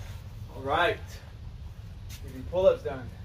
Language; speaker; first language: English; native; English